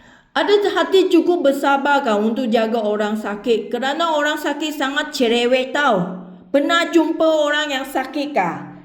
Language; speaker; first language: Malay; non-native, local second language; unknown